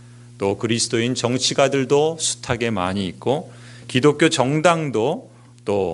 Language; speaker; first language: Korean; native; Korean